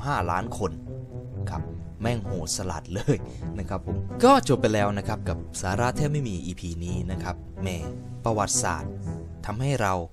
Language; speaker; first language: Thai; native; Thai